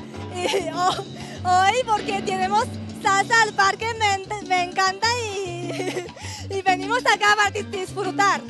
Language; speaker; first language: Spanish; non-native, learner; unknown